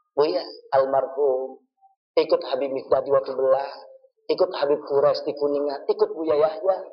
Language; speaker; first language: Indonesian; non-native, local second language; Javanese